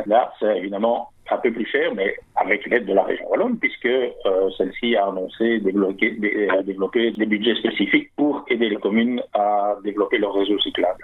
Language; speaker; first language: French; native; French